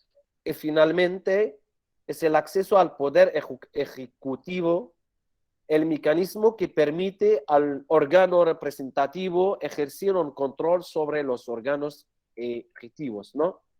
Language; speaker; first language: Spanish; non-native, fluent; Arabic